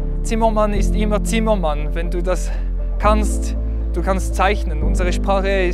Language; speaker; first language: German; non-native, local second language; French